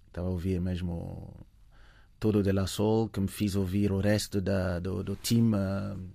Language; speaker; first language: Portuguese; non-native, fluent; French